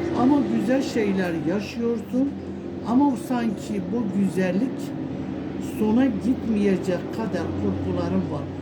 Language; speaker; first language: Turkish; non-native, local second language; Kurdish